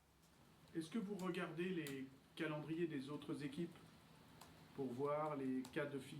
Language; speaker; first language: French; native; French